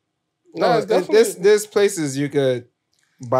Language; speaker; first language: English; native; English